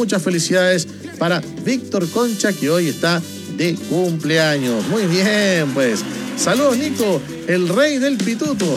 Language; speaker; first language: Spanish; native; Spanish